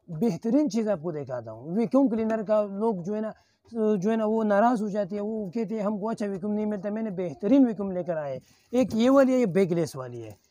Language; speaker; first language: Urdu; non-native, local second language; Pashto